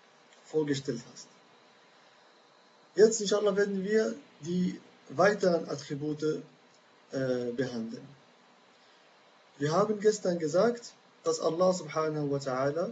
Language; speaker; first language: German; non-native, fluent; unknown